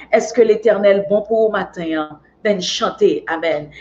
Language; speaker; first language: French; non-native, local second language; Haitian Creole